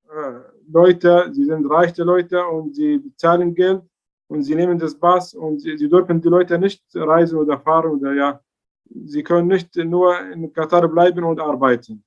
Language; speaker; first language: German; non-native, learner; Arabic